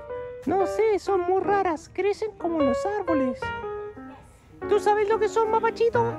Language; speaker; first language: Spanish; native; Spanish